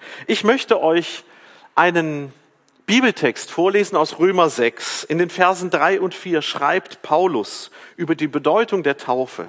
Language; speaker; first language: German; native; German